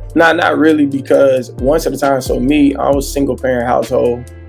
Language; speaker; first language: English; native; English